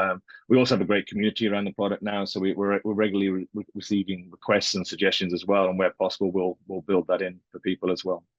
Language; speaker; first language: English; native; English